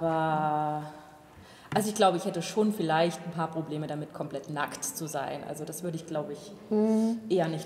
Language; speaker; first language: German; native; German